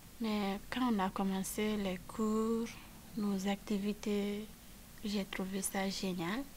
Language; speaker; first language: French; non-native, learner; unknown